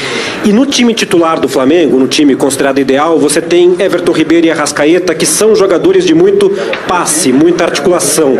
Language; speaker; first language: Portuguese; native; Portuguese